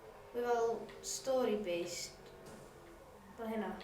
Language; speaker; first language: Welsh; non-native, local second language; English